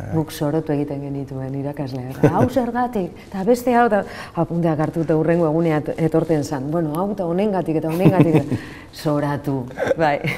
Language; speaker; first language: Basque; non-native, local second language; Spanish